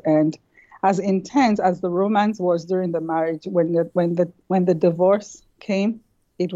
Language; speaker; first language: English; non-native, local second language; Yoruba